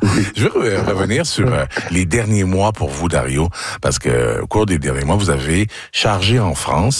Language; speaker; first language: French; native; French